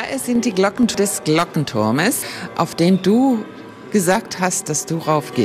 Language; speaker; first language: German; native; German